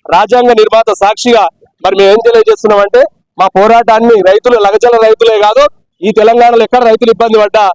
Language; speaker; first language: Telugu; native; Telugu